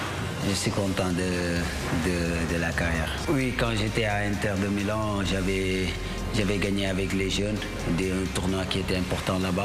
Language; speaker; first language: French; non-native, local second language; Wolof